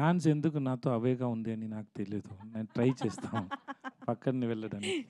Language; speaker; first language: Telugu; non-native, learner; Tamil